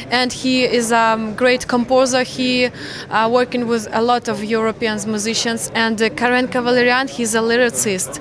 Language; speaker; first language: English; non-native, learner; Ukrainian